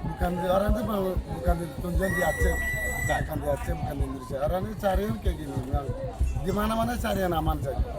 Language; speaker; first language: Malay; non-native, learner; Rohingya